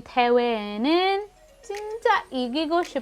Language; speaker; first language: Korean; non-native, fluent; Filipino